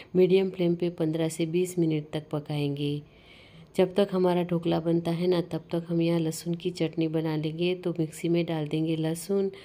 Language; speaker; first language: Hindi; non-native, local second language; Gujarati